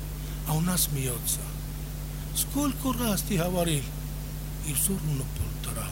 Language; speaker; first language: Ukrainian; non-native, local second language; Romany